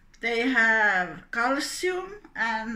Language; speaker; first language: English; non-native, learner; Finnish